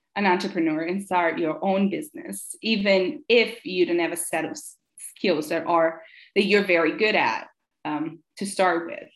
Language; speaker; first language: English; non-native, fluent; Italian